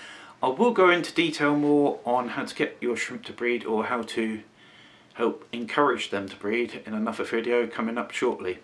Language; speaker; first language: English; native; English